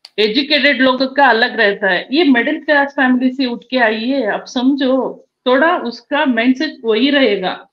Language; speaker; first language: Hindi; non-native, local second language; Kannada